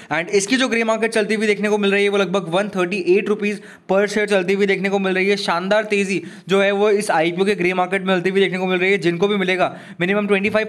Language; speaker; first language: Hindi; native; Hindi